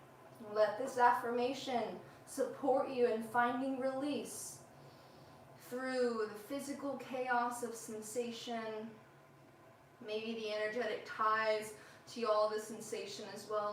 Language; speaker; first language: English; native; English